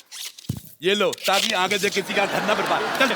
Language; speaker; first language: Hindi; native; Hindi